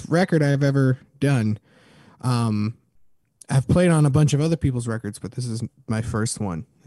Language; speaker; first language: English; native; English